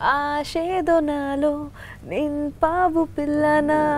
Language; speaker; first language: Telugu; non-native, local second language; Bangla